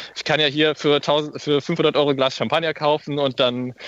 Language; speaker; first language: German; native; German